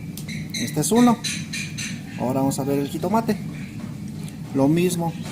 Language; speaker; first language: Spanish; native; Spanish